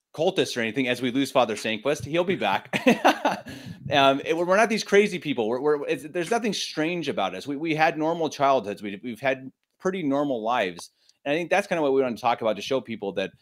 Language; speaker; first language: English; native; English